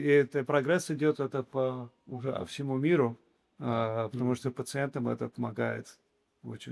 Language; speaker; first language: Russian; early bilingual, heritage; English